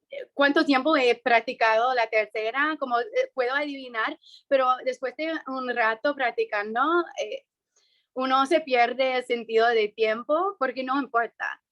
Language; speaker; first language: Spanish; non-native, fluent; English